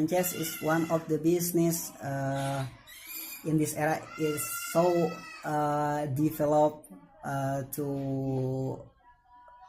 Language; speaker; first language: English; non-native, learner; Indonesian